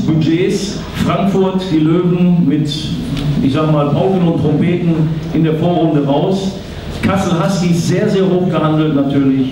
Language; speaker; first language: German; native; German